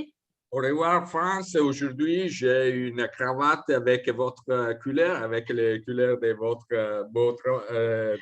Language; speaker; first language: French; non-native, fluent; Italian